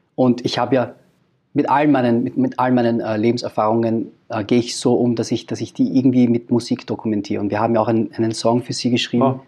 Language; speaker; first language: German; early bilingual, other home language; Filipino